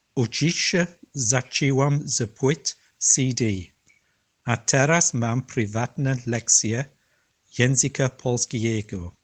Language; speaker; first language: Polish; non-native, learner; English